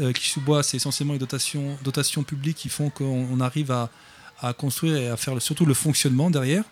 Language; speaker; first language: French; native; French